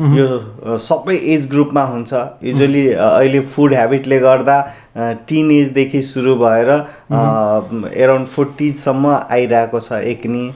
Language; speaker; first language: Nepali; non-native, local second language; Maithili